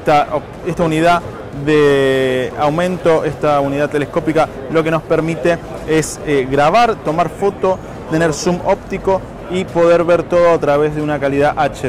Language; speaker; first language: Spanish; native; Spanish